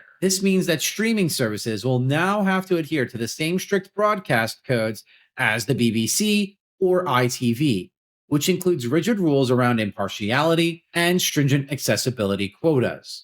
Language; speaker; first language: English; native; English